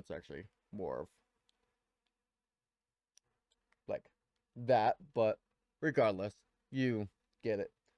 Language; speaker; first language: English; native; English